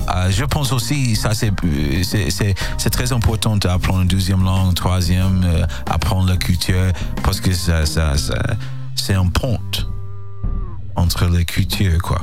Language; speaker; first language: French; non-native, fluent; English